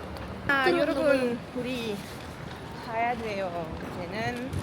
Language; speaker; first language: Korean; non-native, learner; French